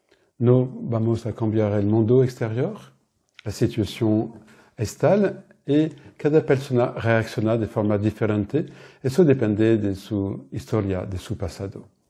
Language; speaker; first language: Spanish; non-native, fluent; French